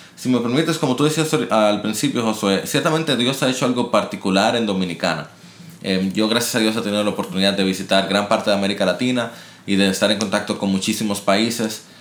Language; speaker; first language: Spanish; native; Spanish